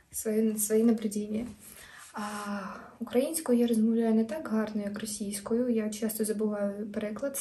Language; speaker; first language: Ukrainian; non-native, local second language; Russian